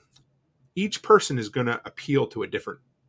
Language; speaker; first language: English; native; English